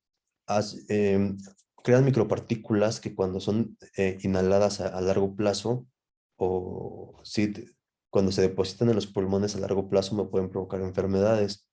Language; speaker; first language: Spanish; native; Spanish